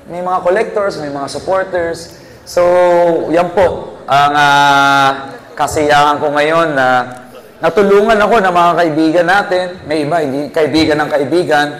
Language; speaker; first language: Filipino; native; Filipino